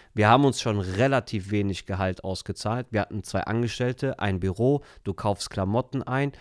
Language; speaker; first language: German; early bilingual, other home language; Turkish